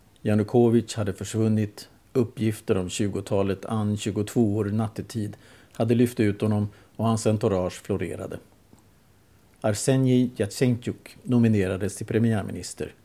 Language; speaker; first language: Swedish; native; Swedish